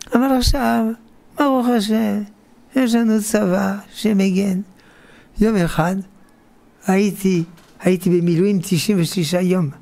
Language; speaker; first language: Hebrew; non-native, fluent; French